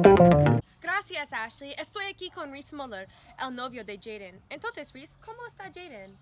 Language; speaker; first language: Spanish; non-native, learner; English